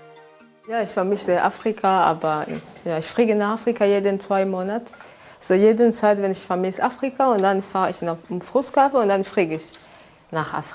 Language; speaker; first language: German; non-native, learner; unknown